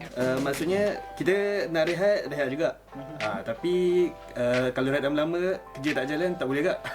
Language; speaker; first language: Malay; native; Malay